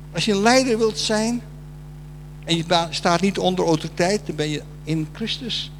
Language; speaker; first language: Dutch; non-native, fluent; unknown